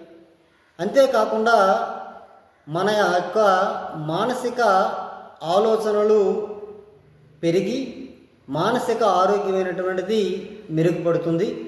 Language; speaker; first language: Telugu; native; Telugu